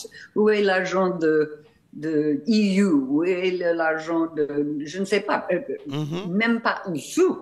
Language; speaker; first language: French; non-native, fluent; English